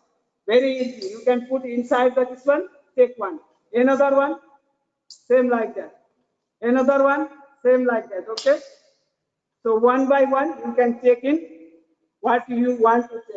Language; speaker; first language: English; non-native, learner; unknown